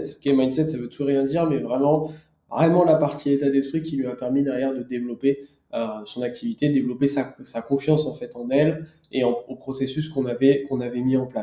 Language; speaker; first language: French; native; French